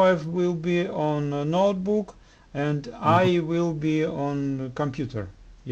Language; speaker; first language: English; non-native, learner; Russian